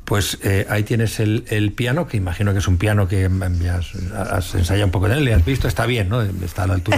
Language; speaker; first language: Spanish; native; Spanish